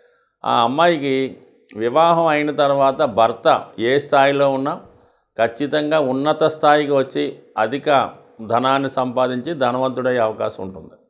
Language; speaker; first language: Telugu; native; Telugu